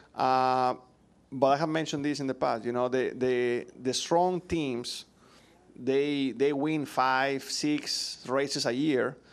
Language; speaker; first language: English; non-native, fluent; Spanish